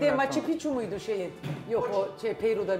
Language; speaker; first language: Turkish; native; Turkish